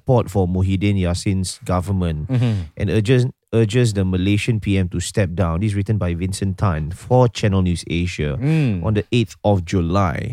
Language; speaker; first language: English; native; English